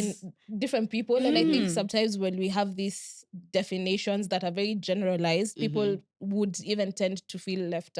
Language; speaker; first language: English; non-native, local second language; Swahili